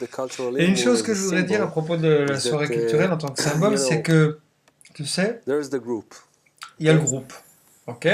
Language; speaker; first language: French; non-native, fluent; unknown